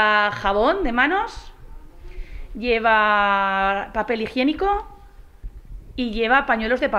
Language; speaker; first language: Spanish; native; Spanish